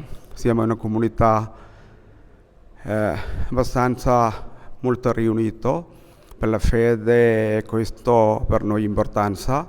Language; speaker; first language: Italian; non-native, learner; Malayalam